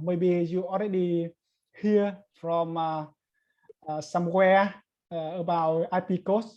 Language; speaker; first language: English; non-native, learner; Vietnamese